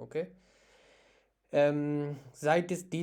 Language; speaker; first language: German; non-native, learner; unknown